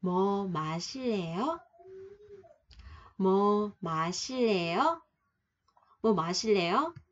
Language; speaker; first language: Korean; non-native, fluent; Vietnamese